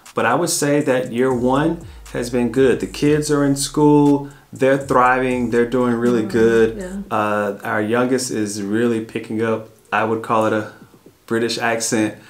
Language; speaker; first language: English; native; English